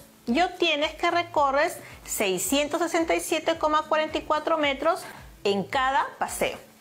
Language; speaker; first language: Spanish; native; Spanish